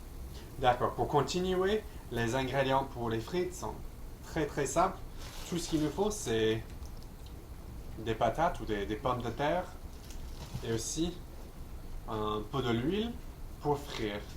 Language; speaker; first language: French; non-native, learner; English